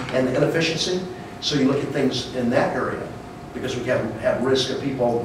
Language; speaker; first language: English; native; English